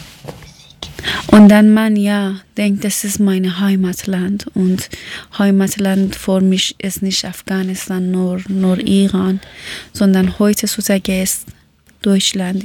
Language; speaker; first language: German; non-native, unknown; Persian